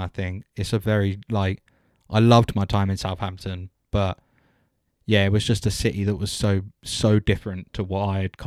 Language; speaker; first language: English; native; English